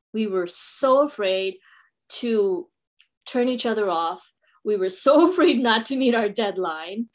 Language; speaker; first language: English; non-native, local second language; Filipino